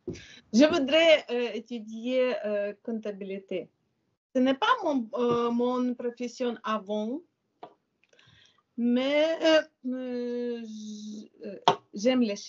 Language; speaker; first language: French; non-native, learner; Ukrainian